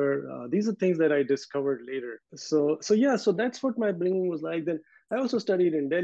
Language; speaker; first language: English; non-native, local second language; Urdu